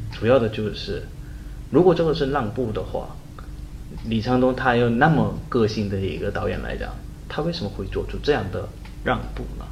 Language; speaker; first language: Chinese; non-native, fluent; Korean